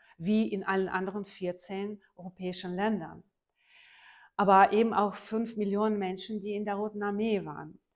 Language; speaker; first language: German; non-native, fluent; Ukrainian